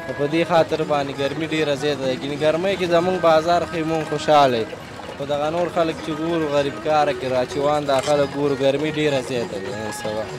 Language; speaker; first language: Pashto; native; Pashto